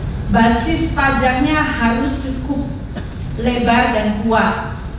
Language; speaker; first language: Indonesian; native; Indonesian